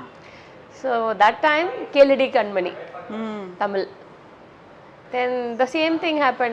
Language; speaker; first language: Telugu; non-native, learner; Tamil